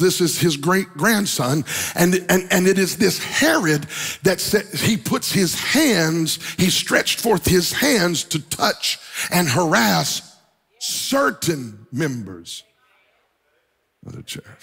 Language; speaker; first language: English; native; English